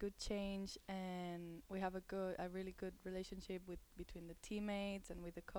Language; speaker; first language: English; non-native, fluent; Spanish